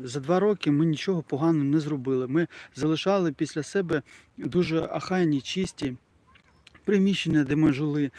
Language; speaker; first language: Ukrainian; non-native, local second language; Russian